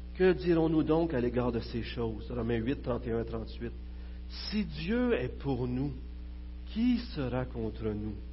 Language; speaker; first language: French; native; French